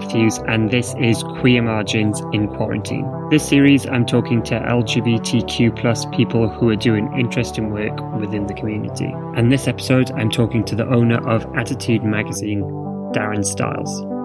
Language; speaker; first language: English; native; English